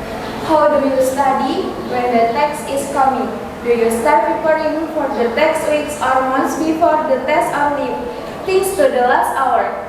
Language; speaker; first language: English; non-native, learner; Indonesian